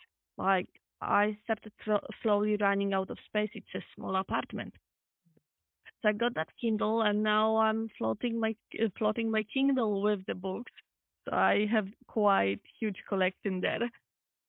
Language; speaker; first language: English; non-native, fluent; Polish